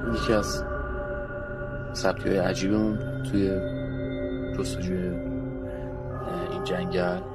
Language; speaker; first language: Persian; native; Persian